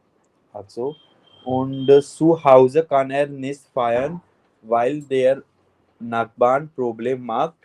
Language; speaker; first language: German; non-native, fluent; Hindi